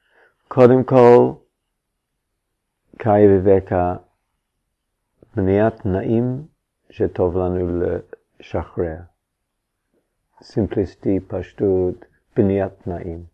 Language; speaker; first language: Hebrew; non-native, fluent; English